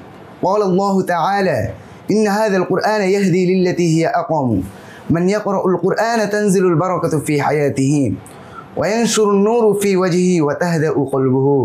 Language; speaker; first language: Arabic; non-native, learner; Bangla